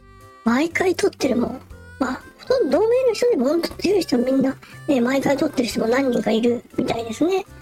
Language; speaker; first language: Japanese; native; Japanese